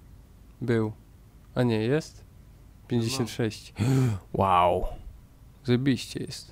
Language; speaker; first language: Polish; native; Polish